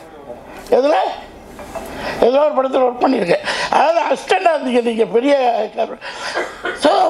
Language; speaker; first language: Tamil; native; Tamil